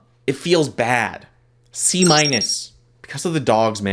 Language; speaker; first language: English; native; English